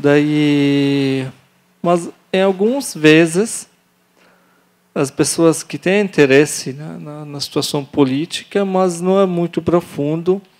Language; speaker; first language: Portuguese; non-native, learner; Arabic